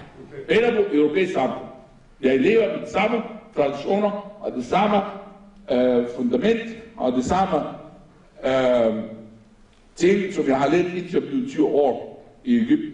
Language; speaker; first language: Danish; non-native, fluent; Arabic